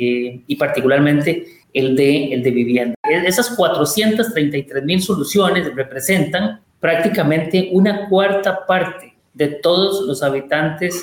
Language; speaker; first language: Spanish; native; Spanish